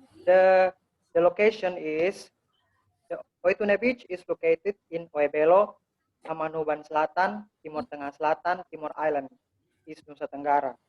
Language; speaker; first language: English; non-native, learner; Indonesian